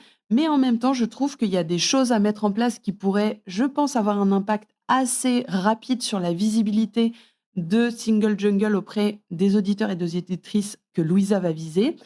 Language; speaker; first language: French; native; French